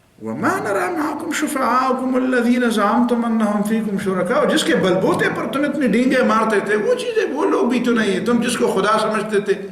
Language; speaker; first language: Urdu; non-native, local second language; Pashto